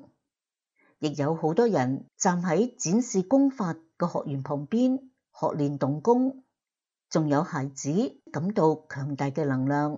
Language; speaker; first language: Chinese; non-native, local second language; Cantonese